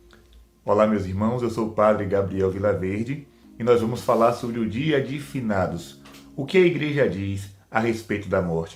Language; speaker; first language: Portuguese; native; Portuguese